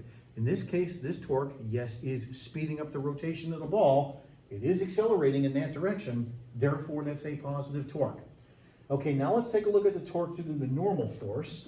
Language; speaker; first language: English; native; English